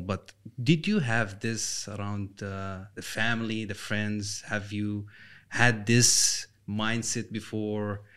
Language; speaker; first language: English; non-native, fluent; Arabic